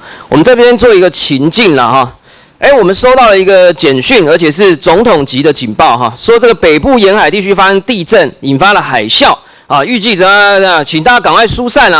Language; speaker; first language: Chinese; native; Chinese